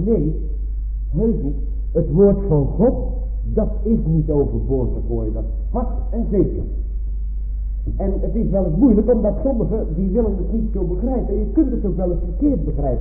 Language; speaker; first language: Dutch; native; Dutch